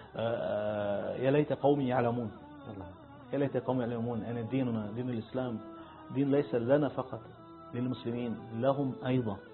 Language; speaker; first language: Arabic; non-native, fluent; Portuguese